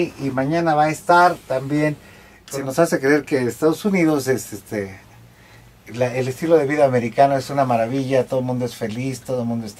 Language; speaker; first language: Spanish; native; Spanish